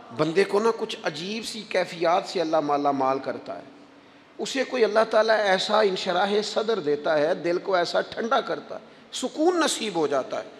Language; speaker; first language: Urdu; non-native, local second language; Punjabi